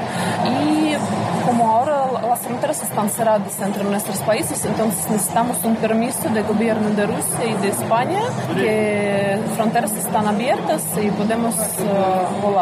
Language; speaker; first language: Spanish; non-native, learner; Russian